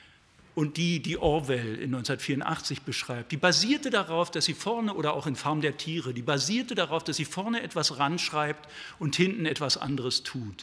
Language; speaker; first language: German; native; German